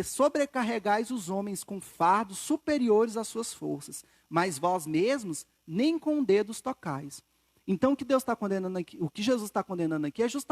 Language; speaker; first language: Portuguese; native; Portuguese